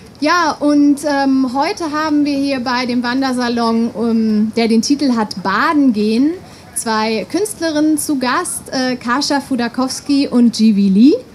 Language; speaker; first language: German; native; German